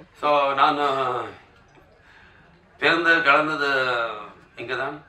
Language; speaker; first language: Tamil; non-native, local second language; Telugu